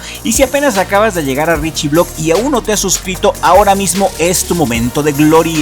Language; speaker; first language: Spanish; native; Spanish